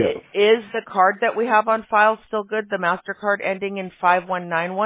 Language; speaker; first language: English; native; English